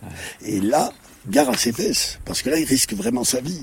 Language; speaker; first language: French; native; French